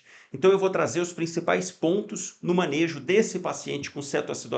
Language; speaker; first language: Portuguese; native; Portuguese